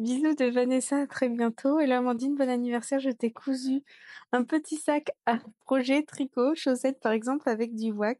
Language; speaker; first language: French; native; French